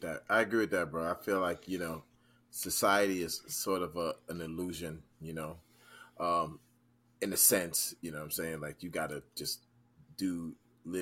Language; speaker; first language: English; native; English